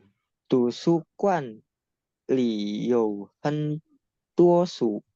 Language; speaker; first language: Chinese; non-native, learner; Indonesian